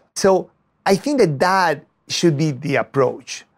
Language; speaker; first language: English; non-native, fluent; Spanish